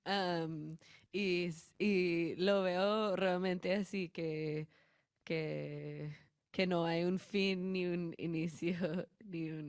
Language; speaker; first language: Spanish; non-native, fluent; English